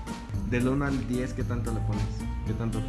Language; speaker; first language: Spanish; native; Spanish